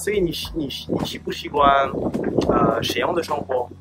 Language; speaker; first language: Chinese; non-native, learner; French